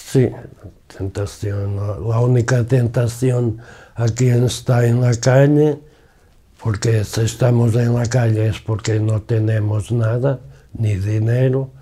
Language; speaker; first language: Spanish; non-native, fluent; Portuguese